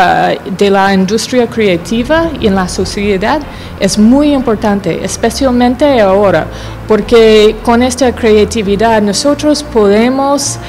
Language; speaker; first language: Spanish; non-native, fluent; English